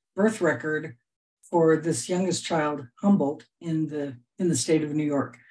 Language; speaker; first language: English; native; English